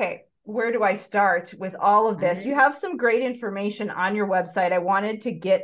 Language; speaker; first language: English; native; English